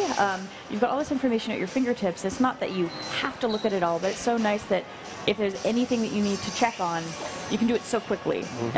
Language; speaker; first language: English; native; English